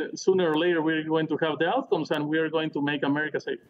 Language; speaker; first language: English; non-native, fluent; Spanish